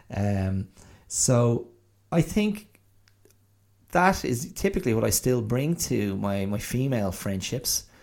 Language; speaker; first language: English; native; English